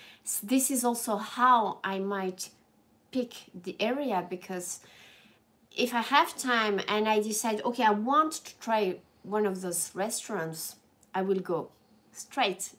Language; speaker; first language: English; non-native, fluent; French